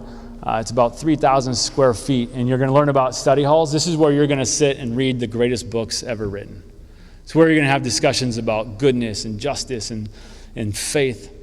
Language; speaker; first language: English; native; English